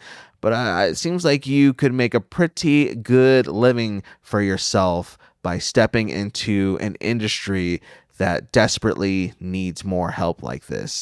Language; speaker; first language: English; native; English